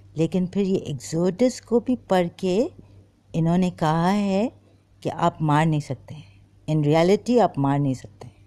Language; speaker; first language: Urdu; early bilingual, heritage; Urdu